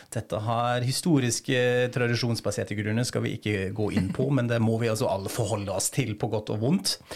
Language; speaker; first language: Norwegian; non-native, fluent; German